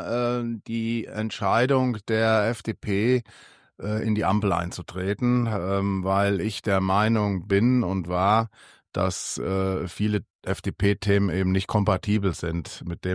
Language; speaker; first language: German; native; German